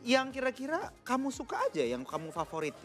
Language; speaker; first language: Indonesian; native; Indonesian